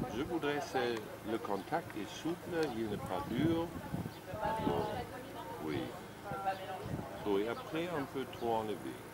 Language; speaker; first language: French; non-native, learner; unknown